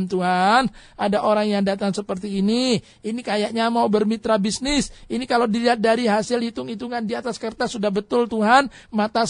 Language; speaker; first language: Indonesian; native; Indonesian